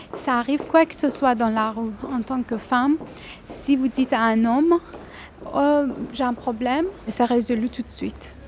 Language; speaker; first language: French; non-native, fluent; Persian